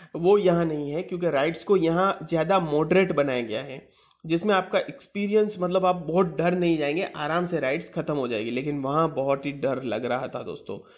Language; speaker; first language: Hindi; non-native, local second language; Gujarati